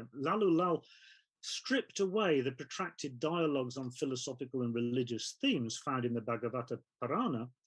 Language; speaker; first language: English; native; English